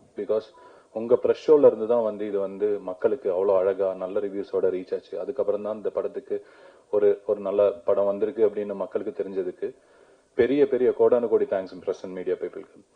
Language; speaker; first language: Tamil; native; Tamil